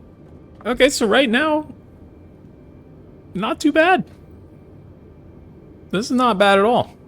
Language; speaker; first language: English; native; English